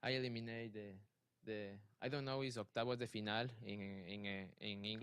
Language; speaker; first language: English; non-native, learner; Spanish